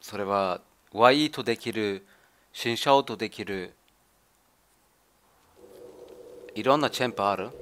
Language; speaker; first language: Japanese; non-native, learner; German